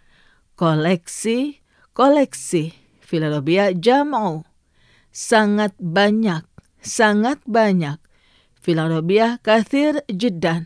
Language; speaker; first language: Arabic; non-native, fluent; Indonesian